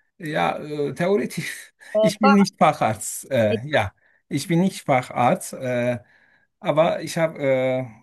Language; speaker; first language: German; non-native, learner; Turkish